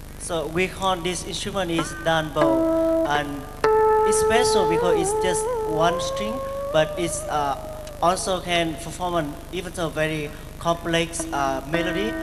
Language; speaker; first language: English; non-native, fluent; Vietnamese